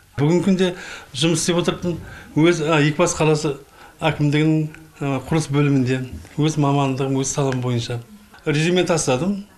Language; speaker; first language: Kazakh; early bilingual, heritage; Kazakh